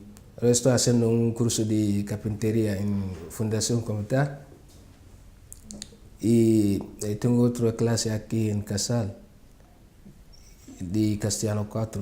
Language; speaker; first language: Spanish; non-native, learner; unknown